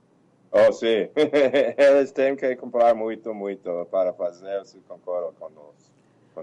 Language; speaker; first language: Portuguese; non-native, fluent; English